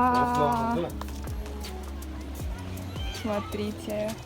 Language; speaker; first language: Russian; non-native, local second language; Kazakh